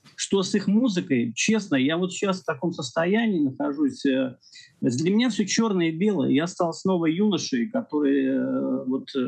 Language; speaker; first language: Russian; native; Russian